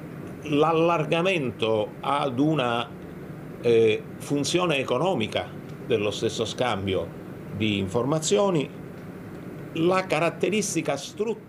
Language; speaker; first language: Italian; native; Italian